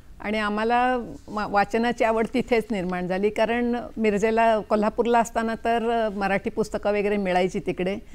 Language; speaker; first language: Marathi; non-native, local second language; Kannada